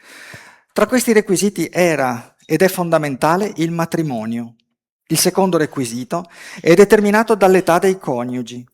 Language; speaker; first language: Italian; native; Italian